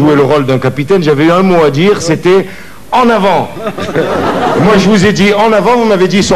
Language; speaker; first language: French; native; French